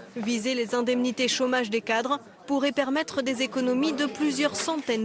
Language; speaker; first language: French; native; French